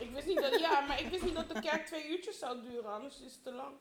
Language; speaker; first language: Dutch; early bilingual, heritage; Dutch